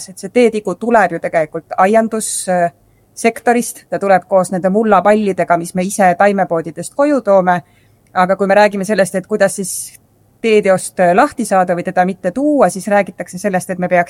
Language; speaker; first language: Estonian; native; Estonian